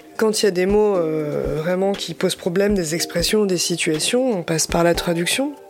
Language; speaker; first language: French; native; French